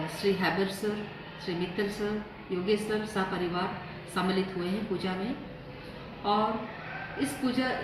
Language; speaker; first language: Hindi; native; Hindi